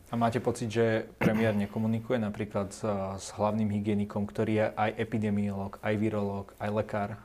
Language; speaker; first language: Slovak; native; Slovak